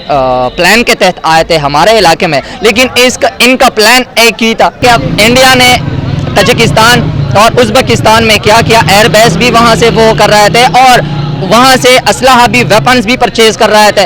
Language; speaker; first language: Hindi; non-native, local second language; Pashto